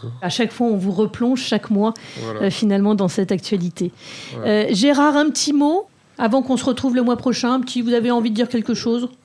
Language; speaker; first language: French; native; French